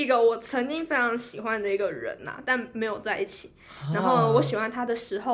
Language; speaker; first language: Chinese; native; Chinese